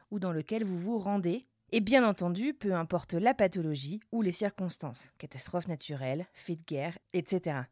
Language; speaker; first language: French; native; French